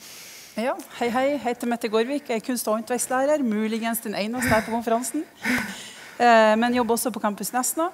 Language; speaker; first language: Norwegian; native; Norwegian